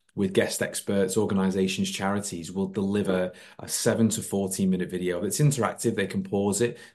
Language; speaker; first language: English; native; English